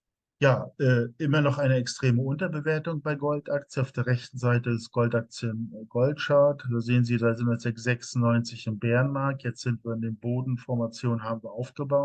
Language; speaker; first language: German; native; German